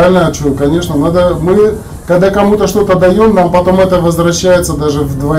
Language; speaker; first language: Russian; native; Russian